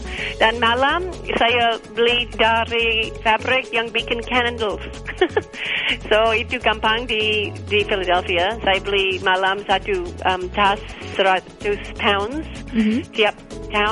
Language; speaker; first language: Indonesian; non-native, learner; English